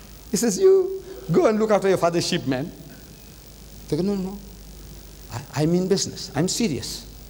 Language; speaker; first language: English; early bilingual, other home language; Gujarati